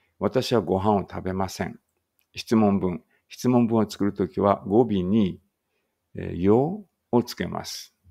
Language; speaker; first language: Japanese; native; Japanese